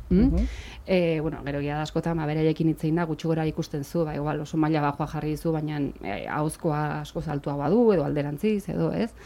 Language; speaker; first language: Basque; native; Basque